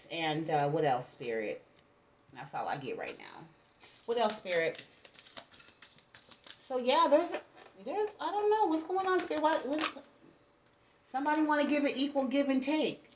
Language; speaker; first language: English; native; English